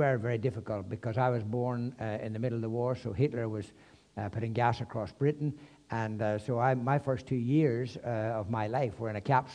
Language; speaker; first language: English; native; English